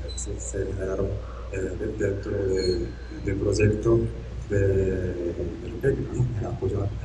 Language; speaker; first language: Spanish; non-native, fluent; Japanese